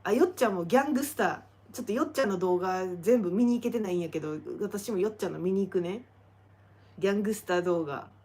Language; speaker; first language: Japanese; native; Japanese